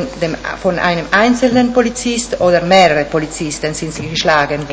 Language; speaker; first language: German; non-native, fluent; Italian